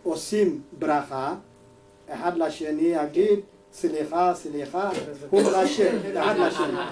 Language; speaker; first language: Hebrew; non-native, learner; Amharic